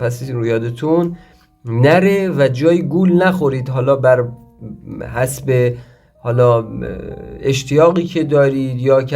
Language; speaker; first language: Persian; native; Persian